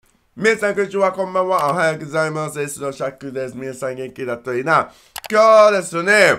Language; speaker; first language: Japanese; non-native, learner; English